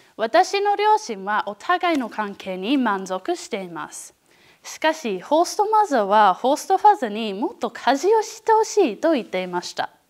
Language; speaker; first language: Japanese; non-native, learner; English